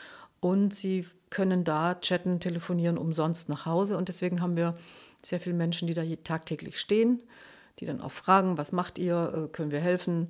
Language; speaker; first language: German; native; German